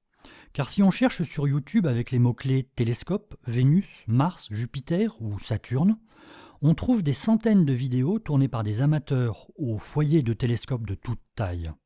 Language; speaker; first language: French; native; French